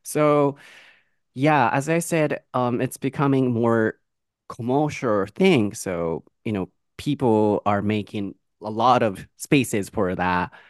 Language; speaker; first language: English; non-native, fluent; Japanese